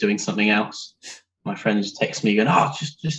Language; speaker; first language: English; native; English